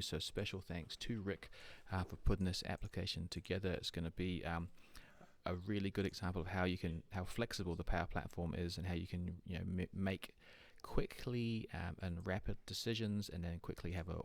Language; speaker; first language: English; native; English